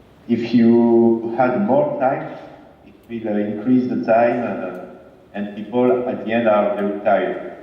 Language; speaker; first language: English; non-native, fluent; French